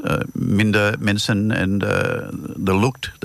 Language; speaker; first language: Dutch; non-native, learner; English